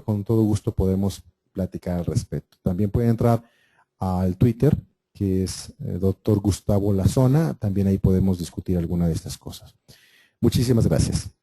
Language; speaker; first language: Spanish; native; Spanish